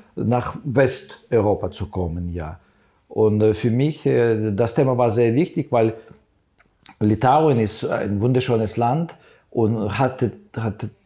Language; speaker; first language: German; non-native, fluent; Ukrainian